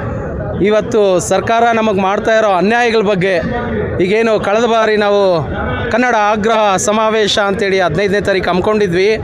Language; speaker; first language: Kannada; native; Kannada